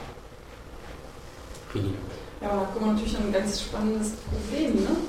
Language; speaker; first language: German; native; German